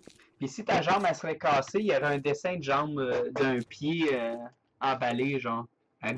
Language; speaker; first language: French; native; French